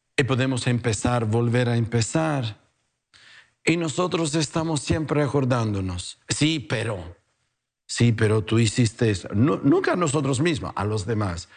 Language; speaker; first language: Spanish; non-native, fluent; Italian